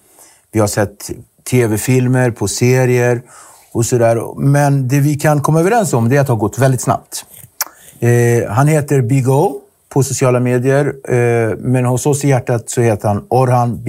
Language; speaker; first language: Swedish; native; Swedish